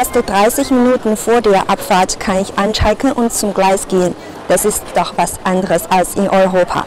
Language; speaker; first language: German; non-native, fluent; Chinese